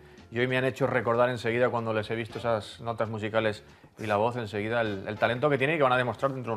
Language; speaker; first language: Spanish; native; Spanish